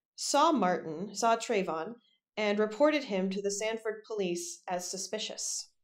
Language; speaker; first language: English; native; English